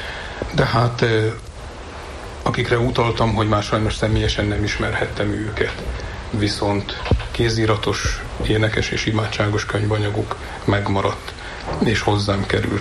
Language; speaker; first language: Hungarian; native; Hungarian